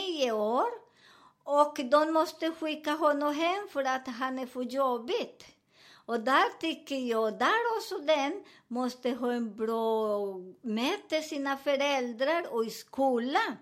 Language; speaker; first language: Swedish; non-native, fluent; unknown